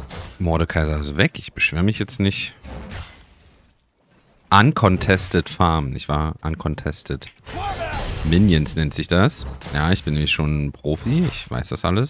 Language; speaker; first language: German; native; German